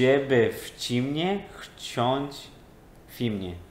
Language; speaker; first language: Polish; non-native, learner; Hebrew